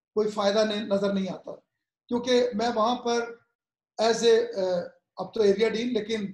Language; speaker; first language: Urdu; native; Urdu